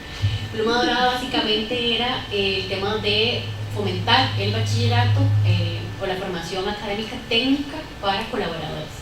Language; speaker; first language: Spanish; native; Spanish